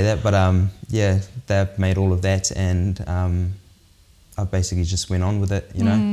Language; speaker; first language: English; native; English